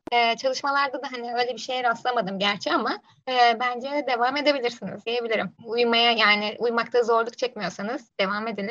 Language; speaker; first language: Turkish; native; Turkish